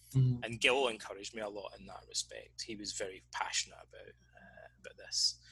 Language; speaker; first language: English; native; English